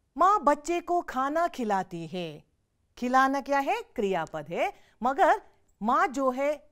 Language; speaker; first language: Hindi; non-native, local second language; Kannada